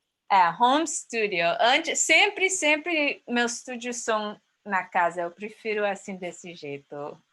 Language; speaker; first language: Portuguese; early bilingual, heritage; Portuguese